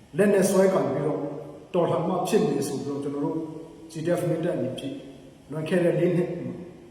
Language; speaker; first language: Burmese; non-native, local second language; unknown